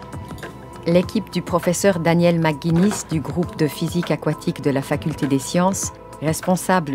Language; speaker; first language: French; native; French